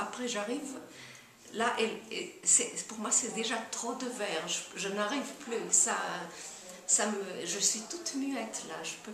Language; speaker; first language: French; non-native, fluent; German